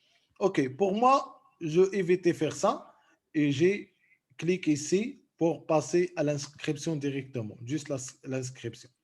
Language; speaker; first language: French; non-native, local second language; Arabic